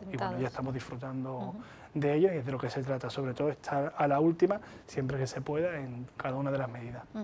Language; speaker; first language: Spanish; native; Spanish